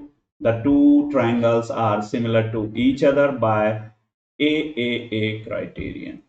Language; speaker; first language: English; non-native, local second language; Hindi